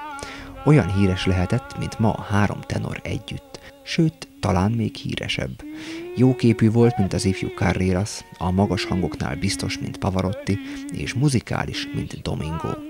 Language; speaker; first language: Hungarian; native; Hungarian